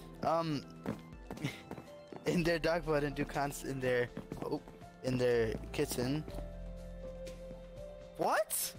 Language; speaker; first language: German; non-native, learner; English